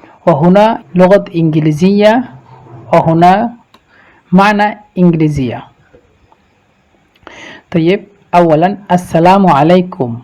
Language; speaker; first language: Arabic; non-native, fluent; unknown